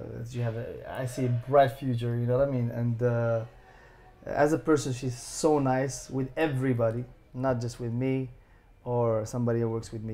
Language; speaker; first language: English; non-native, fluent; Arabic